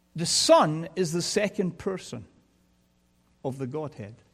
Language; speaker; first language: English; native; English